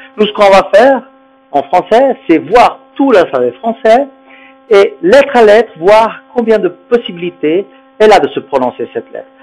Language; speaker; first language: French; non-native, fluent; Spanish